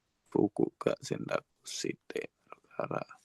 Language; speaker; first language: Japanese; non-native, learner; Indonesian